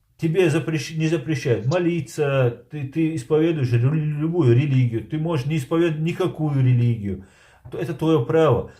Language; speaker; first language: Russian; non-native, local second language; Chechen